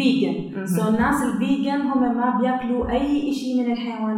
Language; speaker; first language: Arabic; native; Arabic